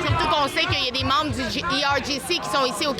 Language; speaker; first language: French; native; French